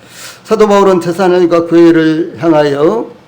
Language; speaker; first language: Korean; native; Korean